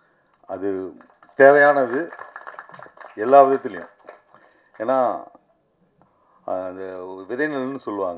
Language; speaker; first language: Tamil; native; Tamil